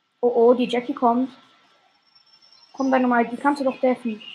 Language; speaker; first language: German; native; German